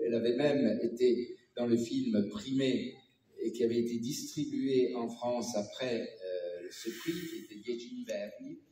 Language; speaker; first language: French; native; French